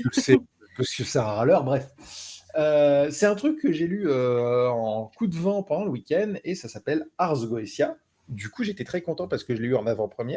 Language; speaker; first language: French; native; French